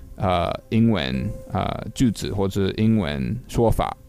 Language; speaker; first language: Chinese; non-native, fluent; English